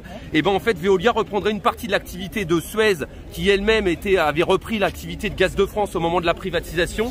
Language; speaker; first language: French; native; French